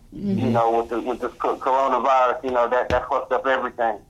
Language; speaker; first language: English; native; English